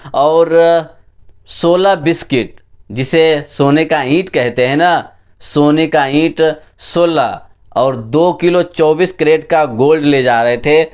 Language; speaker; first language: Hindi; native; Hindi